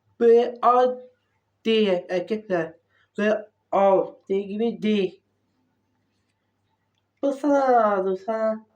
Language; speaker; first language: Turkish; non-native, learner; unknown